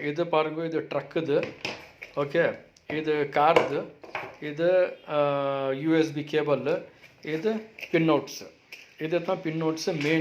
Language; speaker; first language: Tamil; non-native, local second language; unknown